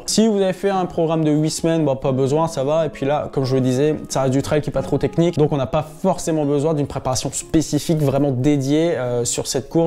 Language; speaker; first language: French; native; French